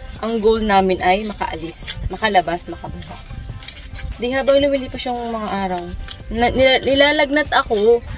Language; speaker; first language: Filipino; non-native, local second language; Bikol